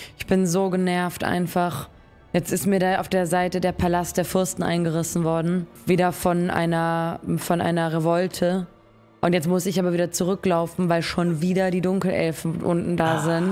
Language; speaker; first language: German; native; German